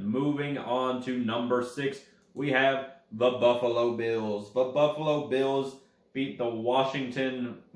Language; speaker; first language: English; native; English